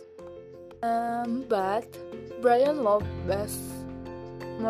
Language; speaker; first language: English; non-native, learner; Indonesian